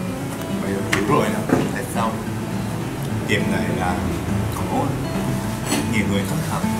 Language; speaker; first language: Vietnamese; non-native, learner; Japanese